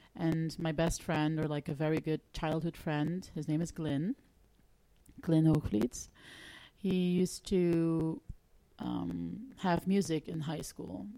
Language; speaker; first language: English; non-native, fluent; Dutch